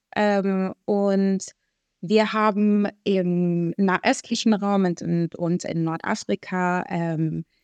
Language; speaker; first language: German; early bilingual, other home language; Arabic